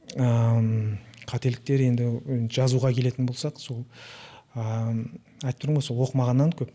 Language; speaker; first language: Kazakh; native; Kazakh